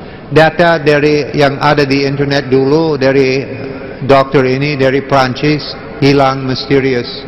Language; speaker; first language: Indonesian; non-native, learner; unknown